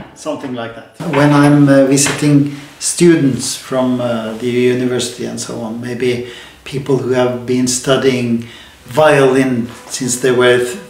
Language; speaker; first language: English; non-native, fluent; Norwegian